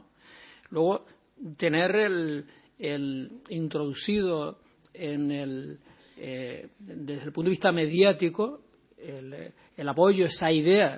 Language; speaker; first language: Spanish; native; Spanish